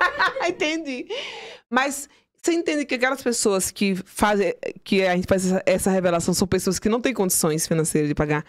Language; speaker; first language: Portuguese; native; Portuguese